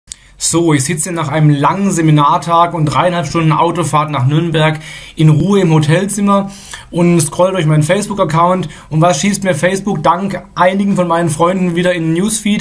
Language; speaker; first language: German; native; German